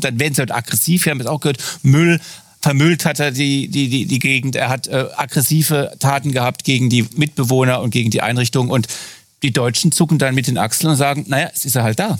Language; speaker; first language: German; native; German